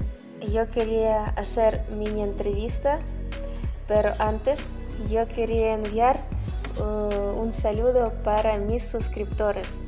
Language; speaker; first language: Spanish; non-native, learner; Ukrainian